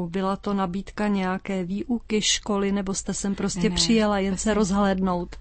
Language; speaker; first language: Czech; native; Czech